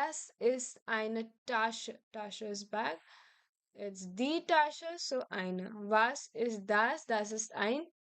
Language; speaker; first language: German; non-native, fluent; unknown